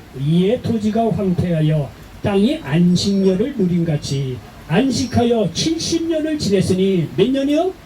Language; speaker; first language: Korean; native; Korean